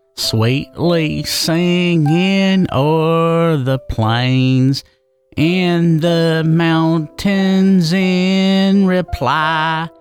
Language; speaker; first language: English; native; English